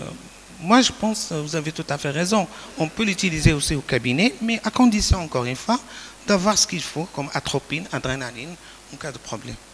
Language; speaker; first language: French; non-native, local second language; Arabic